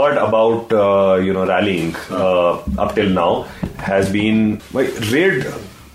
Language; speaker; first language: English; non-native, local second language; Hindi